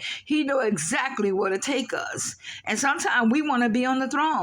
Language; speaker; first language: English; native; English